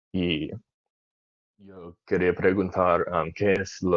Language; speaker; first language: Spanish; non-native, learner; English